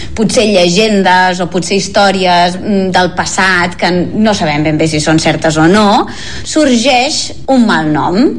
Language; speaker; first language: Catalan; native; Catalan